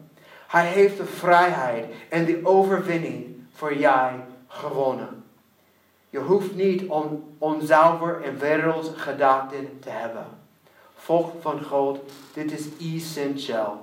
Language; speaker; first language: Dutch; non-native, learner; English